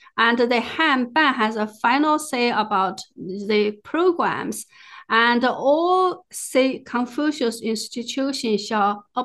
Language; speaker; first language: English; non-native, fluent; Chinese